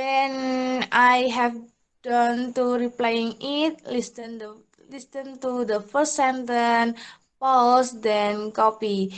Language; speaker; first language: English; non-native, learner; Indonesian